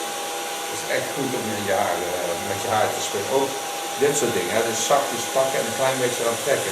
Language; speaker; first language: Dutch; native; Dutch